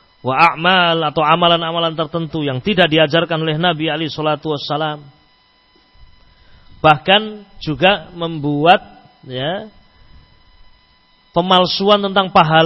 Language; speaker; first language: Indonesian; non-native, local second language; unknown